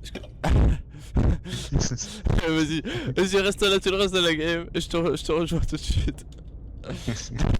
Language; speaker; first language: French; native; French